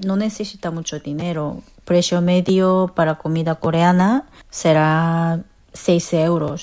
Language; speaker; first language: Spanish; non-native, fluent; Korean